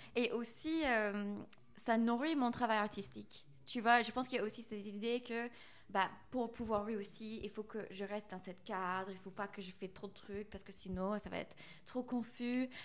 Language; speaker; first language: French; non-native, fluent; English